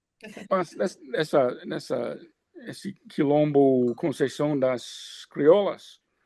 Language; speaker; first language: Portuguese; non-native, fluent; English